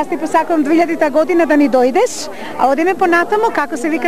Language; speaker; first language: Macedonian; native; Macedonian